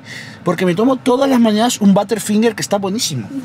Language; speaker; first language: Spanish; native; Spanish